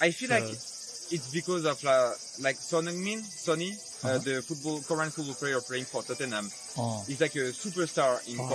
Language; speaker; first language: English; non-native, fluent; French